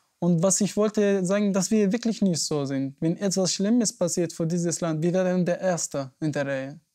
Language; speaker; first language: German; non-native, learner; Arabic